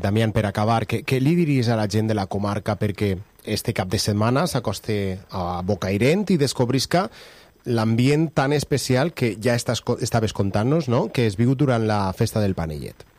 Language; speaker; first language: Catalan; native; Catalan